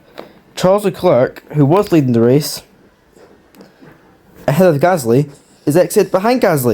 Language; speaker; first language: English; native; English